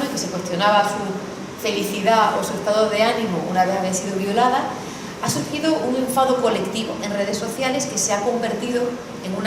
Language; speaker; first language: Spanish; native; Spanish